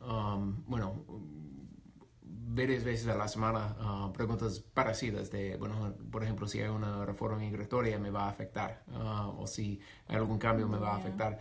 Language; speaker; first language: Spanish; non-native, fluent; English